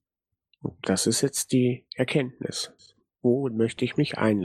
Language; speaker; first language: German; native; German